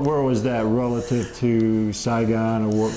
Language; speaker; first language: English; native; English